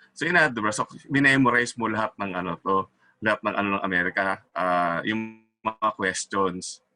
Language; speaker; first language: Filipino; native; Filipino